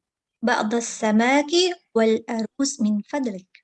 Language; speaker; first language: Arabic; non-native, learner; Indonesian